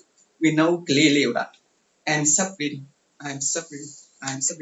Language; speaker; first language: English; non-native, learner; Vietnamese